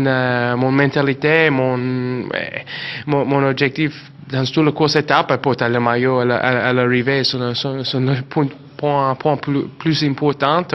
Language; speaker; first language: French; non-native, learner; English